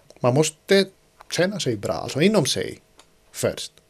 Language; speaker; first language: Swedish; non-native, fluent; Greek